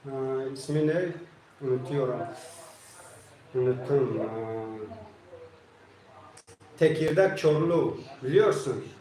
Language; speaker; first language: Turkish; non-native, learner; Tajik